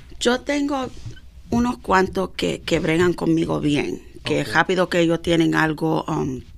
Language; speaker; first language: Spanish; early bilingual, heritage; Spanish